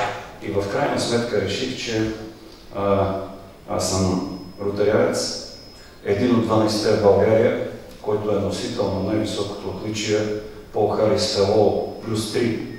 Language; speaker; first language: Bulgarian; native; Bulgarian